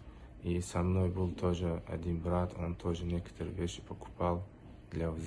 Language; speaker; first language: Russian; non-native, fluent; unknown